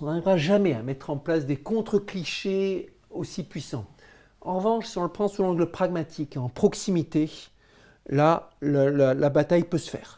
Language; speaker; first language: French; native; French